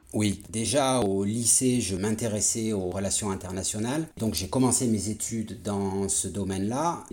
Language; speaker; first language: French; native; French